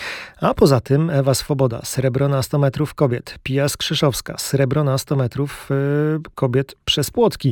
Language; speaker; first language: Polish; native; Polish